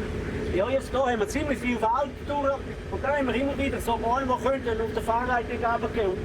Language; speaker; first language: German; native; German